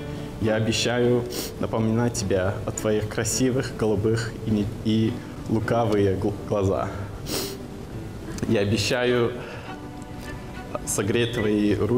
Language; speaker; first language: Russian; early bilingual, heritage; Russian